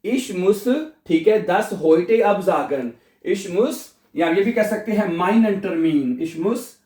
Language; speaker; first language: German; non-native, fluent; Urdu